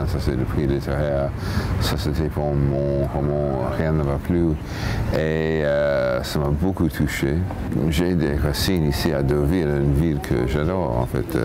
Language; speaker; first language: French; non-native, fluent; English